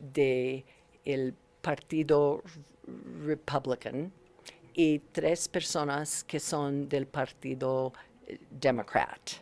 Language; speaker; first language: Spanish; non-native, learner; English